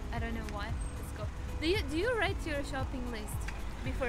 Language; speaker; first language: English; non-native, learner; Uzbek